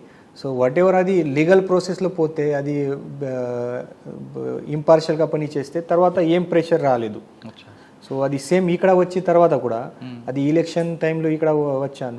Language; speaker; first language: Telugu; non-native, learner; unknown